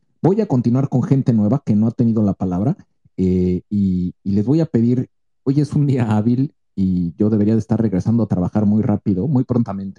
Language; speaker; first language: Spanish; native; Spanish